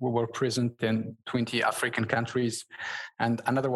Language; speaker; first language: English; non-native, fluent; Berber languages